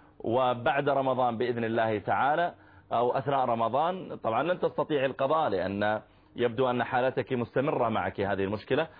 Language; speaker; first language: Arabic; native; Arabic